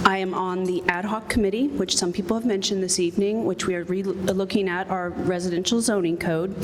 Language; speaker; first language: English; native; English